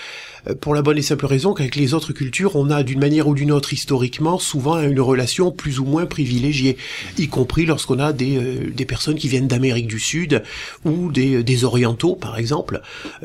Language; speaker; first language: French; native; French